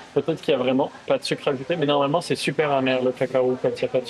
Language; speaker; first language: French; native; French